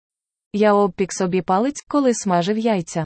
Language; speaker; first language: Ukrainian; native; Ukrainian